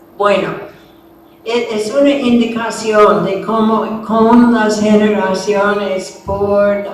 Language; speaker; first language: Spanish; non-native, fluent; English